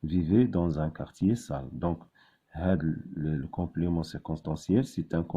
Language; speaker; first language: French; non-native, local second language; Arabic